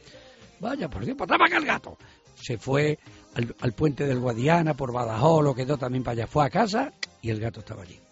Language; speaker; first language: Spanish; native; Spanish